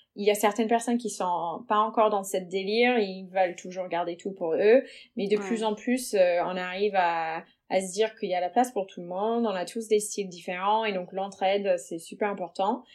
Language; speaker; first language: French; non-native, fluent; English